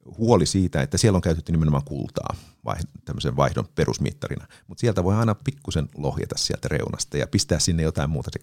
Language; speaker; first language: Finnish; native; Finnish